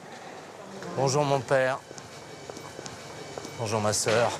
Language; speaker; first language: French; native; French